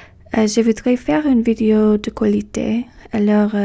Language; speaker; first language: French; non-native, fluent; English